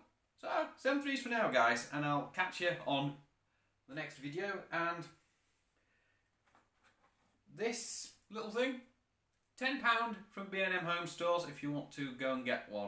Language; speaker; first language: English; native; English